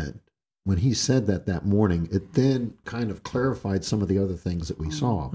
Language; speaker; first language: English; native; English